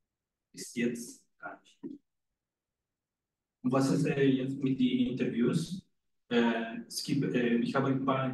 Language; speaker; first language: German; non-native, learner; Spanish